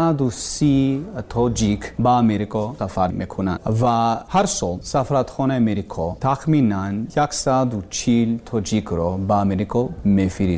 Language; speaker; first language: Persian; non-native, learner; English